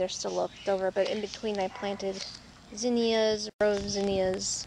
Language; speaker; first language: English; native; English